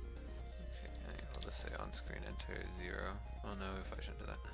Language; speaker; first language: English; native; English